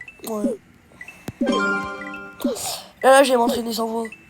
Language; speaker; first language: French; native; French